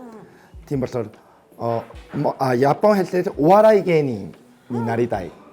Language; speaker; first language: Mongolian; non-native, fluent; Korean